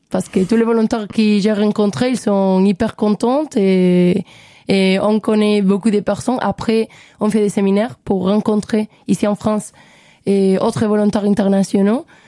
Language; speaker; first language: French; non-native, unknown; Spanish